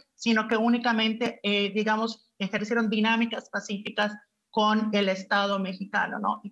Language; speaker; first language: Spanish; native; Spanish